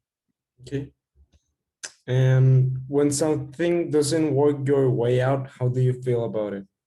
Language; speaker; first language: English; non-native, fluent; Spanish